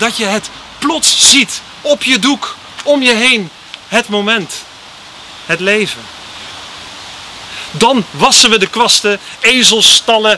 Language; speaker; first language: Dutch; native; Dutch